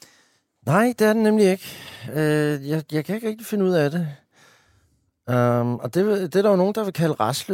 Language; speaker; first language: Danish; native; Danish